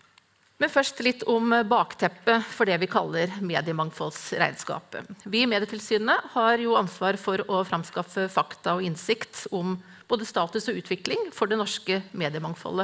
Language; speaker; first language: Norwegian; native; Norwegian